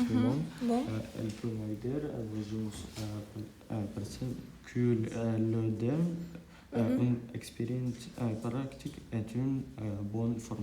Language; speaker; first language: French; non-native, learner; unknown